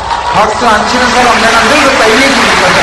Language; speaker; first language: Korean; native; Korean